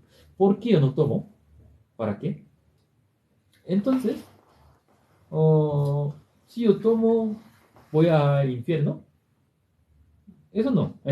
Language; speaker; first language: Spanish; non-native, learner; Korean